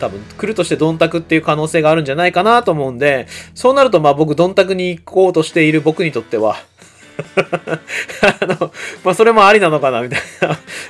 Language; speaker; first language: Japanese; native; Japanese